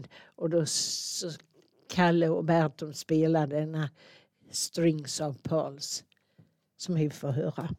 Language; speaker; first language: Swedish; native; Swedish